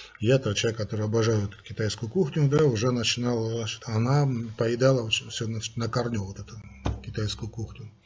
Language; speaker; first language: Russian; non-native, local second language; Armenian